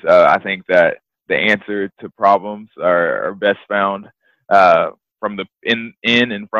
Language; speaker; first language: English; native; English